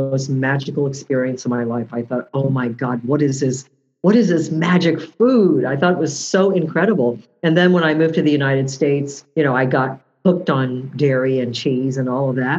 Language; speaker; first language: English; early bilingual, other home language; Japanese